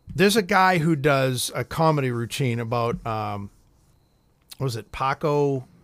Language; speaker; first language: English; native; English